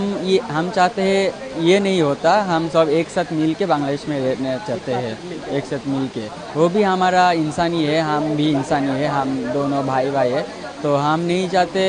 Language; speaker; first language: Hindi; non-native, learner; Bangla